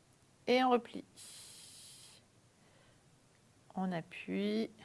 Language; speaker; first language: French; native; French